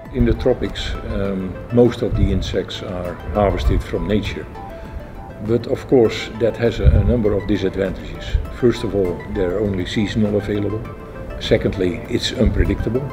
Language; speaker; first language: English; non-native, fluent; Dutch